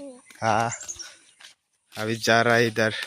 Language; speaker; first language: Hindi; non-native, local second language; Bodo